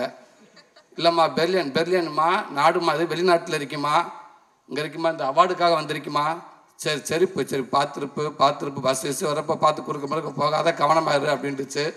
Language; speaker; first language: Tamil; native; Tamil